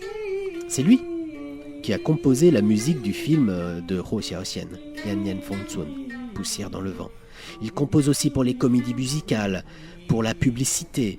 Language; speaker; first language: French; native; French